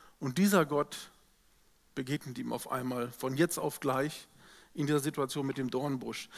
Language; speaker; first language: German; native; German